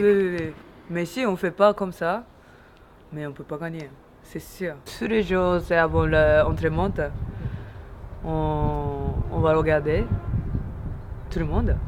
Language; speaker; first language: French; non-native, learner; Japanese